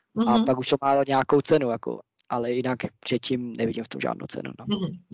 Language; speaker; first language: Czech; early bilingual, other home language; German